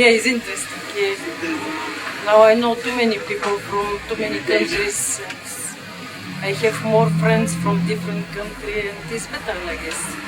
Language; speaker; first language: English; non-native, learner; Bulgarian